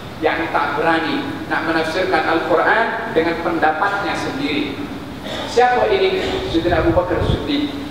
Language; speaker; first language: Malay; native; Malay